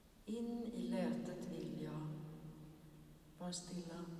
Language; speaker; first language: Swedish; native; Swedish